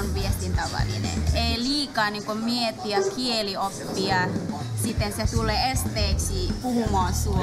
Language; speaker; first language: Finnish; non-native, learner; Indonesian